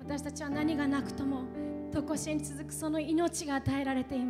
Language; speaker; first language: Japanese; native; Japanese